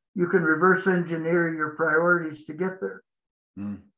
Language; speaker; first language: English; native; English